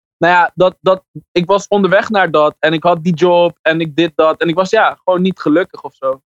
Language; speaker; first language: Dutch; native; Dutch